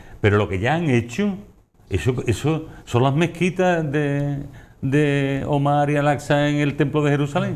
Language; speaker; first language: Spanish; native; Spanish